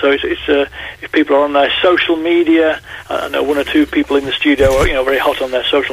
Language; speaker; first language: English; native; English